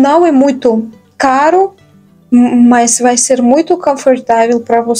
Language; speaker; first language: Portuguese; non-native, fluent; Russian